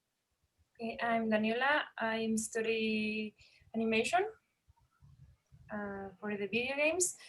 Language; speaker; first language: English; non-native, learner; Spanish